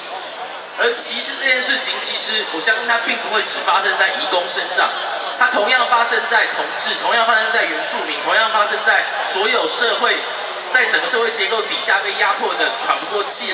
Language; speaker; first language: Chinese; native; Chinese